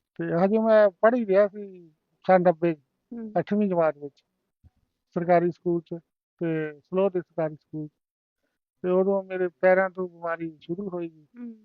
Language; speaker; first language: Punjabi; non-native, local second language; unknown